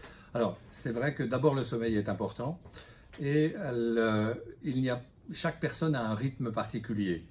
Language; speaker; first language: French; native; French